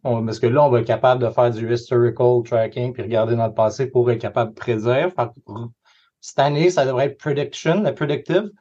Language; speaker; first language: French; native; French